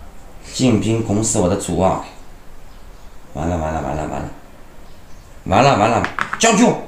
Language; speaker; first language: Chinese; native; Chinese